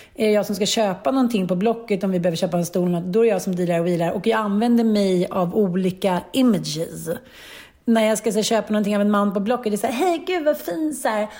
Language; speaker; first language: Swedish; native; Swedish